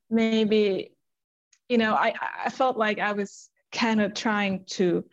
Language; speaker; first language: English; non-native, fluent; German